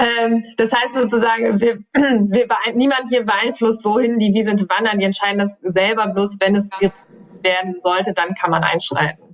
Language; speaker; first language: German; native; German